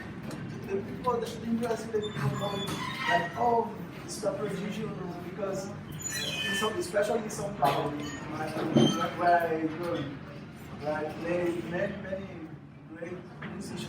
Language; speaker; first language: English; non-native, fluent; Portuguese